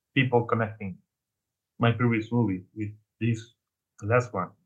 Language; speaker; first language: English; non-native, learner; Spanish